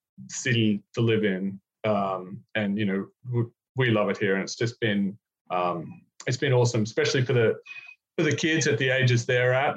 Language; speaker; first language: English; native; English